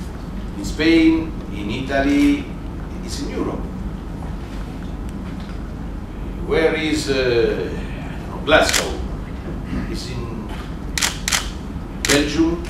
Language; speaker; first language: English; non-native, learner; Italian